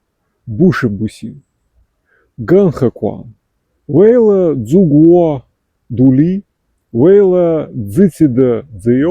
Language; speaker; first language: Chinese; non-native, fluent; Ukrainian